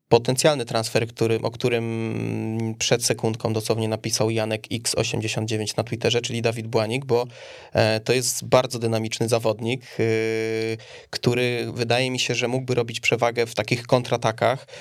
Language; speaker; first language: Polish; native; Polish